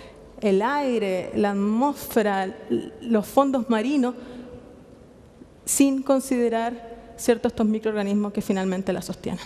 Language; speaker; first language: Spanish; native; Spanish